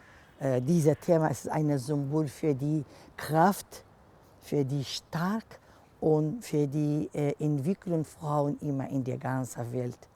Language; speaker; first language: German; non-native, learner; Kurdish